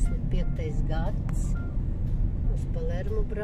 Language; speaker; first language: Latvian; non-native, local second language; Russian